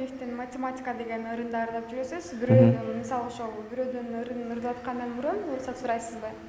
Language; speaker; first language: Kyrgyz; native; Kyrgyz